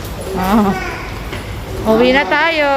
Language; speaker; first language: Filipino; native; Filipino